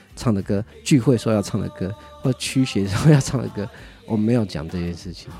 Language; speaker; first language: Chinese; native; Chinese